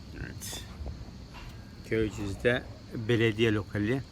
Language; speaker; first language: Turkish; native; Turkish